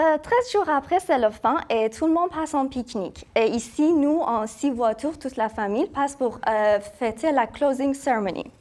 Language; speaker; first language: French; non-native, fluent; Persian